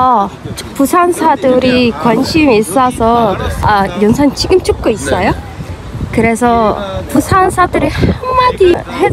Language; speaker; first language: Korean; non-native, learner; Arabic